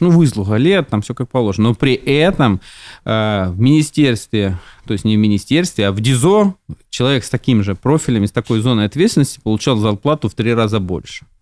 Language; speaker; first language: Russian; native; Russian